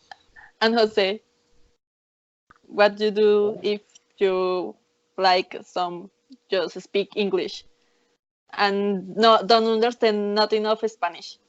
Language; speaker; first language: English; non-native, learner; Spanish